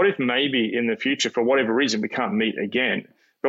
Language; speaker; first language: English; native; English